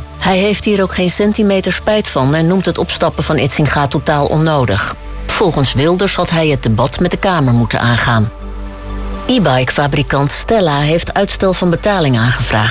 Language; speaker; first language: Dutch; native; Dutch